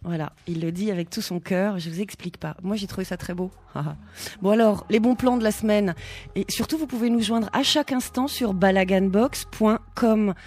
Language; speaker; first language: French; native; French